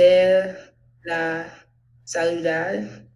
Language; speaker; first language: Spanish; non-native, learner; English